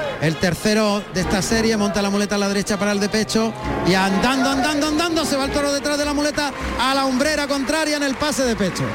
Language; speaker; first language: Spanish; native; Spanish